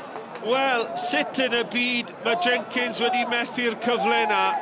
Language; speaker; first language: Welsh; native; Welsh